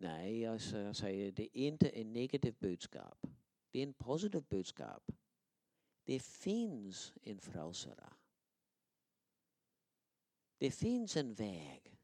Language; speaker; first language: Swedish; non-native, fluent; English